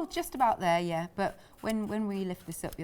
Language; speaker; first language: English; native; English